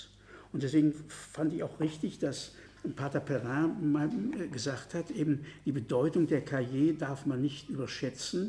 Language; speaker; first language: German; native; German